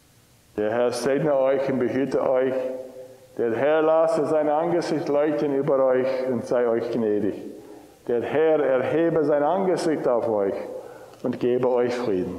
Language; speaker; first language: German; non-native, fluent; English